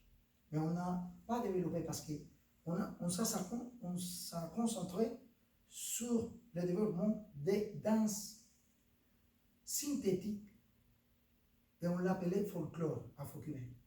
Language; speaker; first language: French; non-native, fluent; Spanish